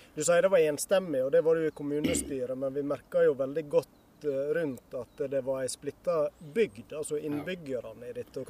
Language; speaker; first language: Norwegian; native; Norwegian